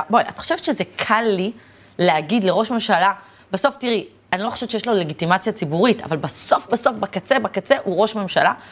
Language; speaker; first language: Hebrew; native; Hebrew